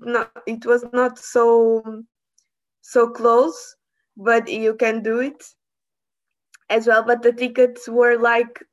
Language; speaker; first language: English; non-native, learner; Portuguese